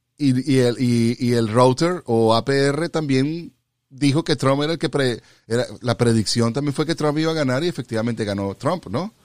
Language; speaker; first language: Spanish; native; Spanish